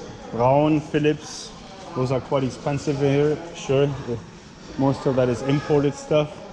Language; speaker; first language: English; non-native, fluent; German